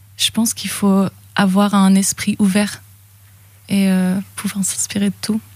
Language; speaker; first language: French; early bilingual, other home language; English